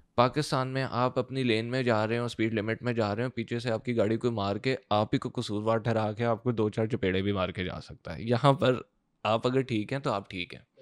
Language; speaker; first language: Urdu; native; Urdu